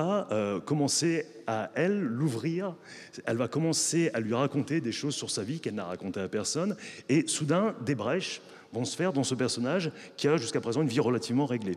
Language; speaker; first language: French; native; French